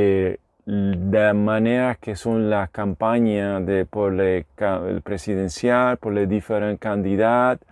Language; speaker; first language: French; non-native, learner; Spanish